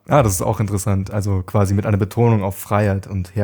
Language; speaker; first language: German; native; German